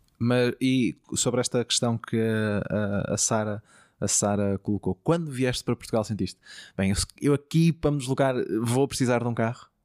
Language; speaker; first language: Portuguese; native; Portuguese